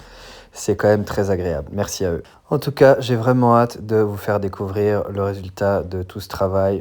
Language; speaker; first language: French; native; French